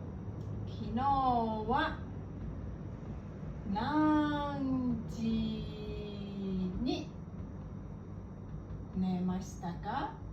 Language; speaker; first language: Japanese; non-native, fluent; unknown